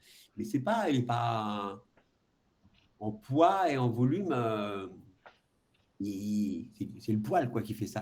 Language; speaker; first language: French; native; French